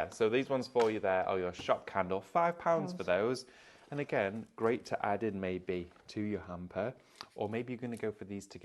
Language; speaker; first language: English; native; English